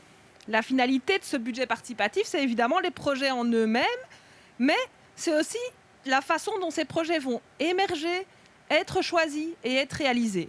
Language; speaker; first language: French; native; French